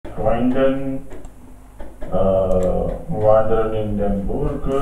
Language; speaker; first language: German; non-native, learner; Hindi